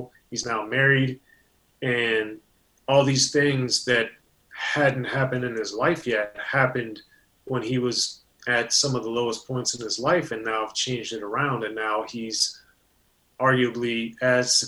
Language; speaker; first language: English; native; English